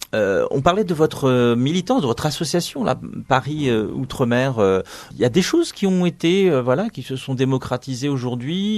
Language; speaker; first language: French; native; French